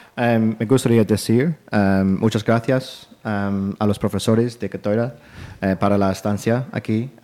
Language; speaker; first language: Spanish; non-native, learner; English